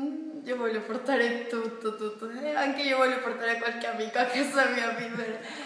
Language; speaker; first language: Italian; non-native, learner; Spanish